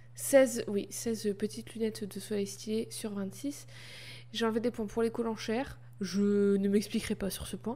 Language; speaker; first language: French; native; French